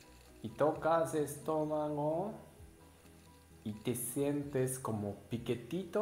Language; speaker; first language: Spanish; non-native, learner; Japanese